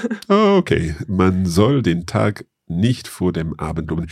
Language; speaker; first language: German; non-native, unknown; English